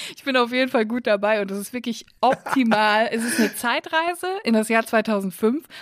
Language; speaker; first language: German; native; German